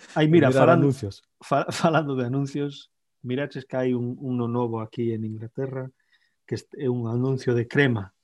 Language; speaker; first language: Galician; native; Galician